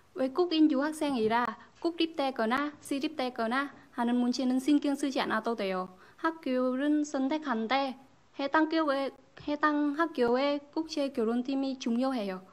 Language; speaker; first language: Korean; non-native, fluent; Vietnamese